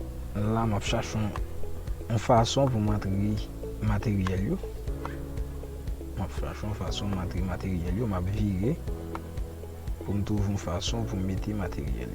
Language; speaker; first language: French; non-native, local second language; Haitian Creole